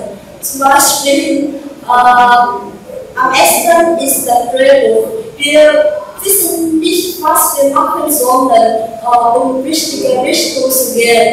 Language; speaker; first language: German; non-native, learner; Vietnamese